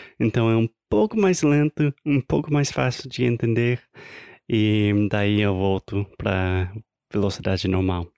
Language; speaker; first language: Portuguese; non-native, fluent; English